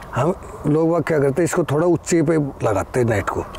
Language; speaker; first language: Hindi; native; Hindi